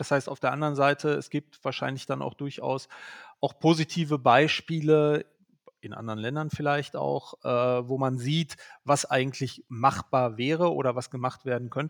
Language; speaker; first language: German; native; German